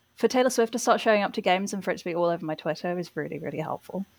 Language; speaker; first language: English; native; English